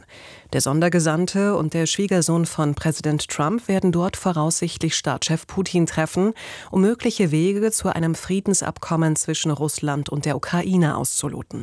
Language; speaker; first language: German; native; German